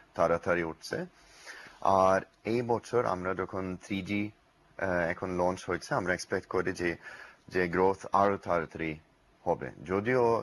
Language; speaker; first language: Bangla; non-native, learner; English